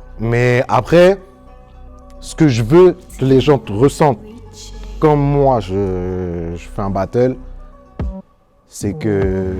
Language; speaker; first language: French; native; French